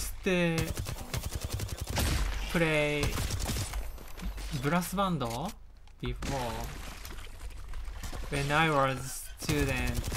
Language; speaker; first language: English; non-native, learner; Japanese